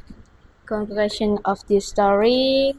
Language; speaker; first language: English; non-native, learner; Indonesian